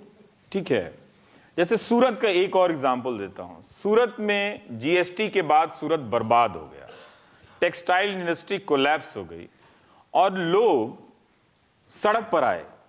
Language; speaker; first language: Hindi; native; Hindi